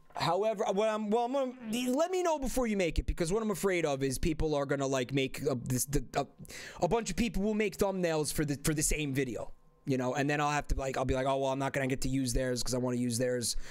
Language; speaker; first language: English; native; English